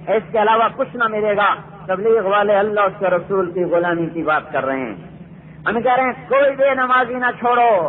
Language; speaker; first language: Urdu; non-native, local second language; Punjabi